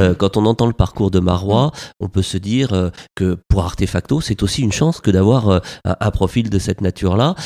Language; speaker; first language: French; native; French